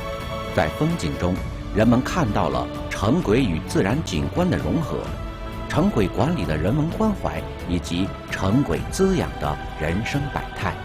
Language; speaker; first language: Chinese; native; Chinese